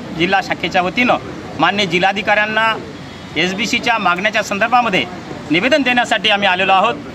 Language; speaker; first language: Marathi; non-native, local second language; Telugu